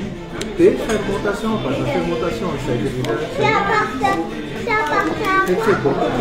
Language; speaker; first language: French; non-native, local second language; Malagasy